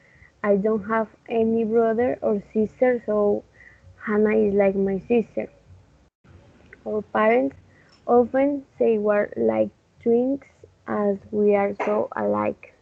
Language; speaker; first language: English; non-native, learner; Spanish